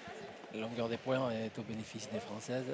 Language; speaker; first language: French; native; French